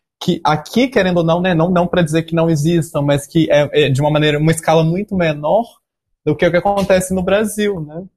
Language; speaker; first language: Portuguese; native; Portuguese